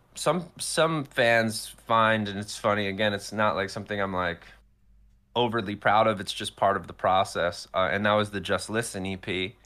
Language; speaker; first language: English; native; English